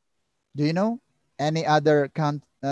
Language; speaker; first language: English; non-native, learner; Indonesian